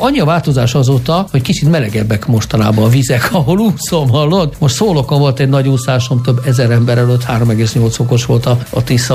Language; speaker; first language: Hungarian; native; Hungarian